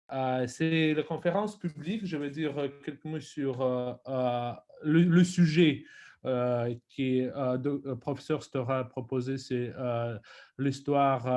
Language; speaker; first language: French; non-native, fluent; Russian